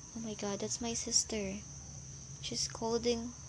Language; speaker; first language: English; non-native, local second language; Filipino